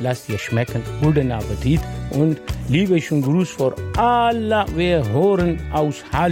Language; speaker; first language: German; non-native, learner; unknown